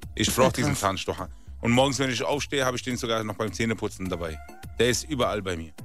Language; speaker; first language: German; native; German